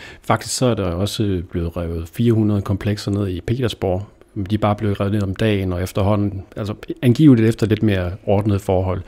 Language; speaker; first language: Danish; native; Danish